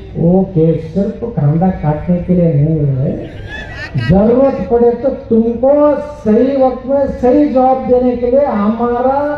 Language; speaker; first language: Hindi; non-native, local second language; Kannada